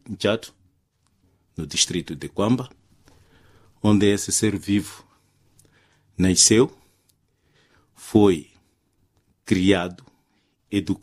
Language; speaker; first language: Portuguese; non-native, local second language; Makhuwa